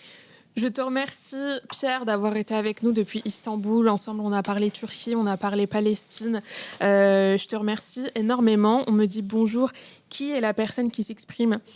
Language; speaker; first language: French; native; French